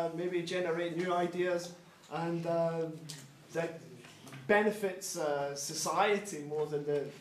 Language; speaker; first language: English; native; English